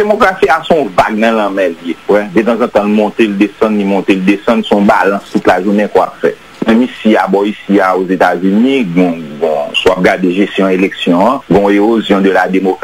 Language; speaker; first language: French; non-native, local second language; Haitian Creole